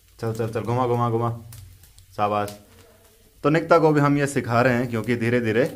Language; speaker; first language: Hindi; non-native, local second language; Garhwali